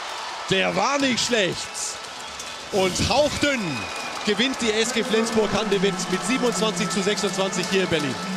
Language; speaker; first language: German; native; German